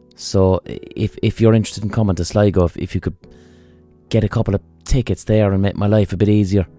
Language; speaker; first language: English; native; English